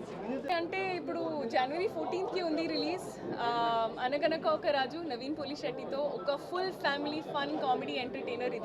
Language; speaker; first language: Telugu; non-native, fluent; Hindi